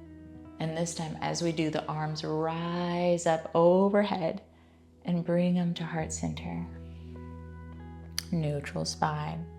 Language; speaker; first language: English; native; English